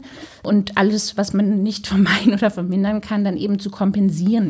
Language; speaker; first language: German; native; German